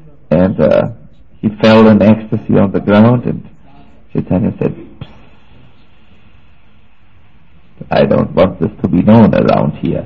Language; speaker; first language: English; non-native, fluent; German